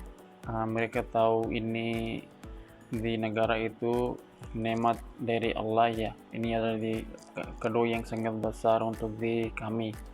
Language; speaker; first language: Indonesian; non-native, learner; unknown